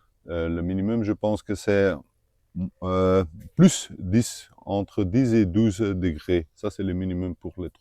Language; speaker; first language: French; non-native, local second language; Dutch